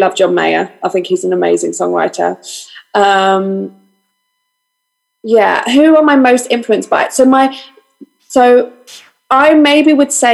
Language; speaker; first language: English; native; English